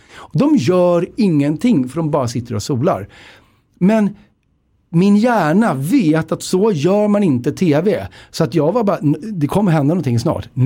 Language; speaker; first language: Swedish; native; Swedish